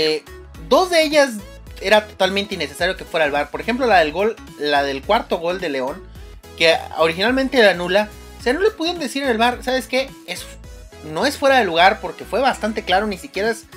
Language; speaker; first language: Spanish; native; Spanish